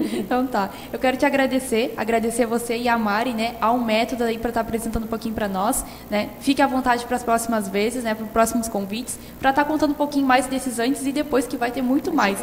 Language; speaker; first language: Portuguese; native; Portuguese